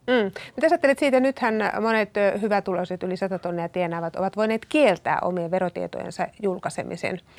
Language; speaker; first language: Finnish; native; Finnish